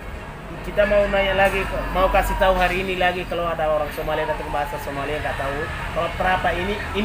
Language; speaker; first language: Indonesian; non-native, fluent; Somali